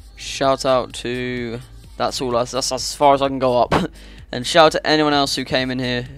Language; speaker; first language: English; native; English